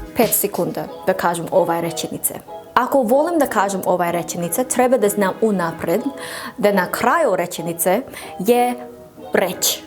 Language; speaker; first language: Croatian; non-native, learner; English